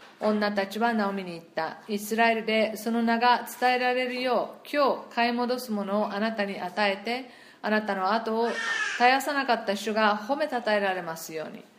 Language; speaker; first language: Japanese; non-native, fluent; English